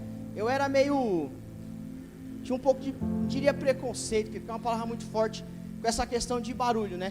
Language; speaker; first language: Portuguese; native; Portuguese